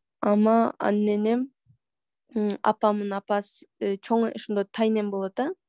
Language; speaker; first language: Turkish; non-native, learner; Kyrgyz